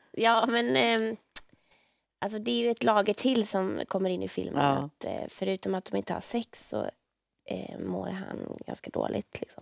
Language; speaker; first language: Swedish; native; Swedish